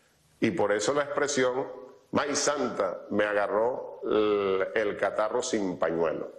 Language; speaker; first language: Spanish; native; Spanish